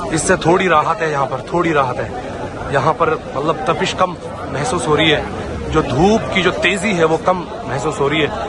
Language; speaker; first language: Urdu; native; Urdu